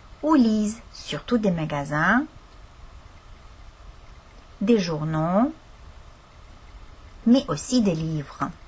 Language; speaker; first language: French; non-native, fluent; Estonian